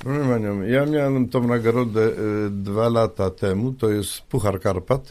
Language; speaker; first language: Polish; native; Polish